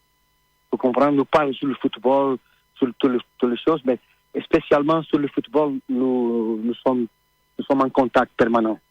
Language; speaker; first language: French; non-native, learner; Portuguese